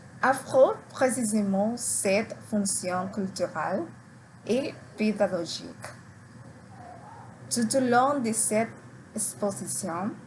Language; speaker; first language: French; non-native, learner; Spanish